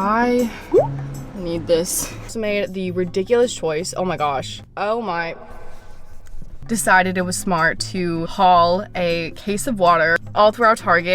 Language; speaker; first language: English; native; English